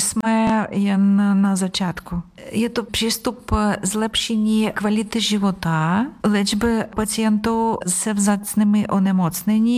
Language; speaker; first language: Czech; non-native, learner; Ukrainian